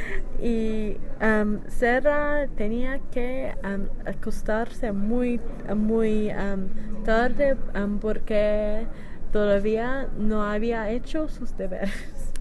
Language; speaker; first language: Spanish; non-native, learner; English